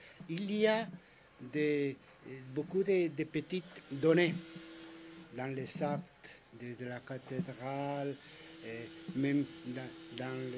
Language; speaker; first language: French; non-native, fluent; Spanish